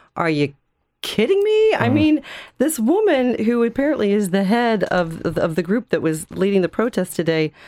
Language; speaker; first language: English; native; English